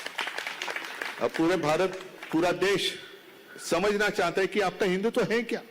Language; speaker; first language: Hindi; non-native, local second language; Marathi